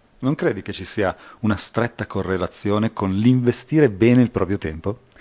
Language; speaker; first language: Italian; native; Italian